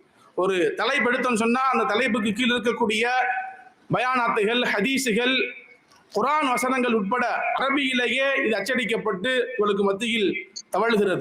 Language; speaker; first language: Tamil; native; Tamil